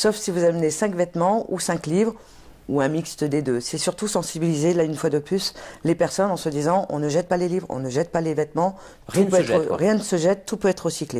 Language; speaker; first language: French; native; French